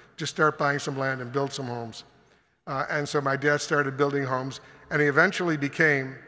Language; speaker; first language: English; native; English